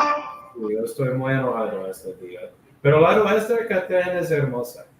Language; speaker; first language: Spanish; non-native, learner; English